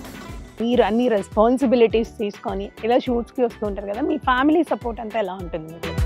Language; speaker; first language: Telugu; native; Telugu